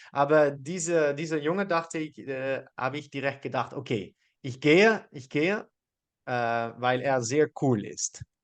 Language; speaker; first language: German; non-native, learner; Dutch